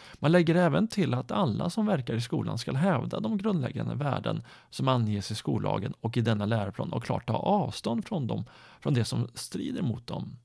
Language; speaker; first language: Swedish; native; Swedish